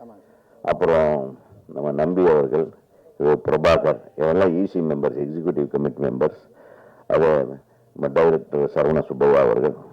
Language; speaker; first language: Tamil; native; Tamil